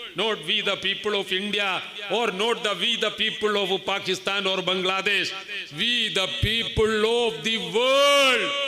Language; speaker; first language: English; non-native, local second language; Malayalam